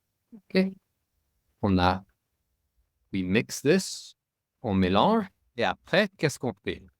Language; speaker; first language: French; non-native, fluent; English